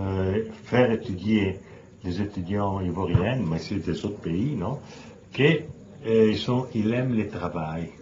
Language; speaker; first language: French; non-native, learner; Italian